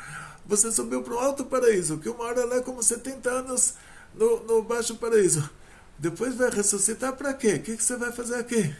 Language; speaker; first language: Portuguese; native; Portuguese